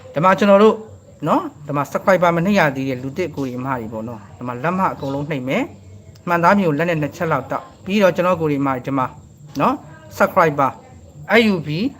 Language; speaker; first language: Burmese; native; Burmese